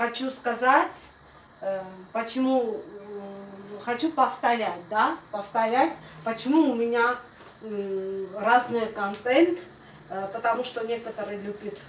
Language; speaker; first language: Russian; non-native, fluent; Armenian